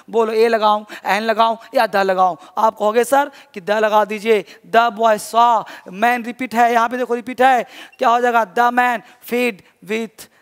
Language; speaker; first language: Hindi; native; Hindi